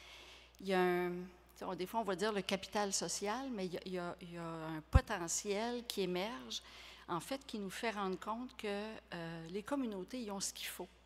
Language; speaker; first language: French; native; French